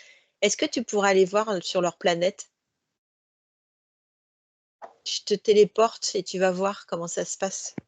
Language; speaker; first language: French; native; French